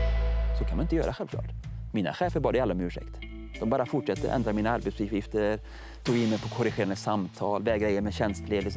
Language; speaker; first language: Swedish; native; Swedish